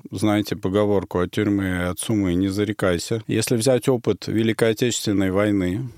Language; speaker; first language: Russian; native; Russian